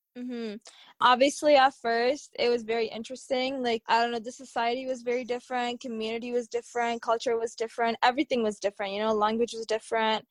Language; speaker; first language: English; early bilingual, other home language; Tigrinya